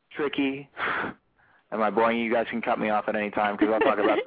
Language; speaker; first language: English; native; English